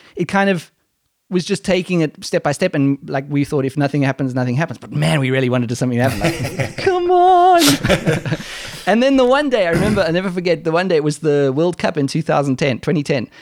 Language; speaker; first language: English; native; English